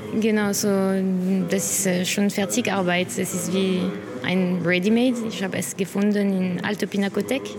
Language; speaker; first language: German; non-native, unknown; French